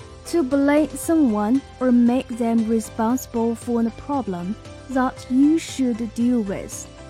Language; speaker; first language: English; non-native, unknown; Chinese